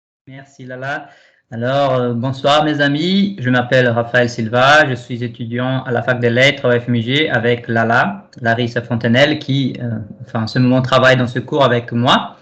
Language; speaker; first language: French; non-native, fluent; Portuguese